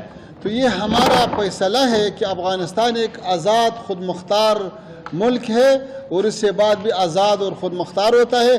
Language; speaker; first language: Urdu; non-native, learner; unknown